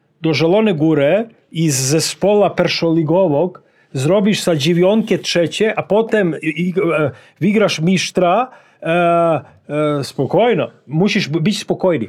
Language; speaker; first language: Polish; non-native, fluent; Serbian